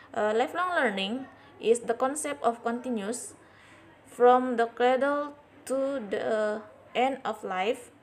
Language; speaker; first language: English; non-native, learner; Indonesian